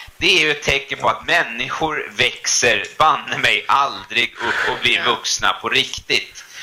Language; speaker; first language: Swedish; native; Swedish